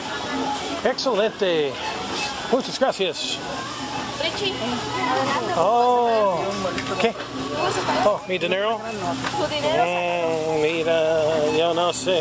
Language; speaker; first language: Spanish; non-native, learner; English